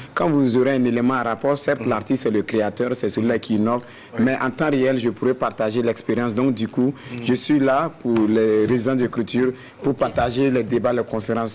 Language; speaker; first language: French; non-native, local second language; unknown